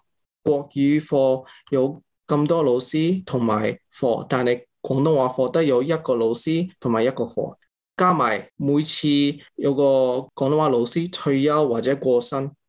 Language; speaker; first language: Cantonese; early bilingual, heritage; English